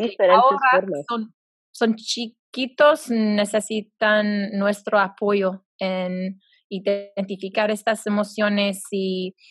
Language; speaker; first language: Spanish; non-native, fluent; English